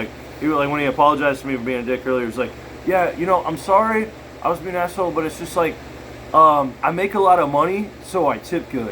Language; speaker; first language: English; native; English